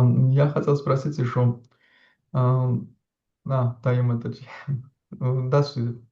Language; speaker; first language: Russian; non-native, fluent; Georgian